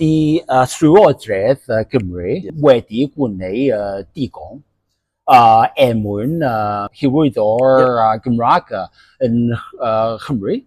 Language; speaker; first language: Welsh; non-native, learner; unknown